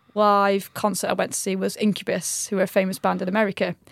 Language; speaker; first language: English; native; English